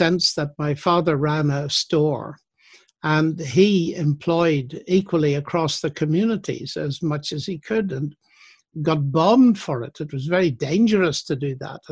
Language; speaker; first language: English; native; English